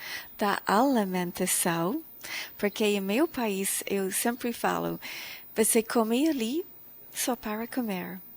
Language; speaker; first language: Portuguese; non-native, fluent; English